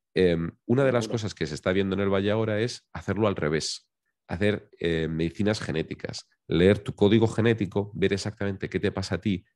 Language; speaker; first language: Spanish; native; Spanish